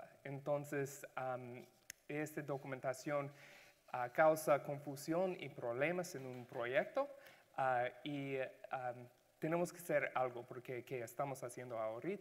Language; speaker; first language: Spanish; non-native, learner; English